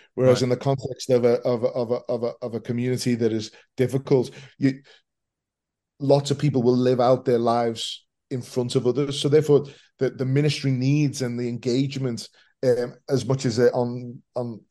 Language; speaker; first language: English; native; English